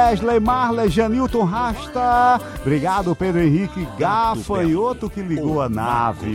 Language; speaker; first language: Portuguese; native; Portuguese